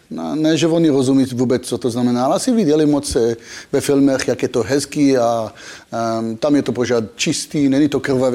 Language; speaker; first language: Czech; non-native, fluent; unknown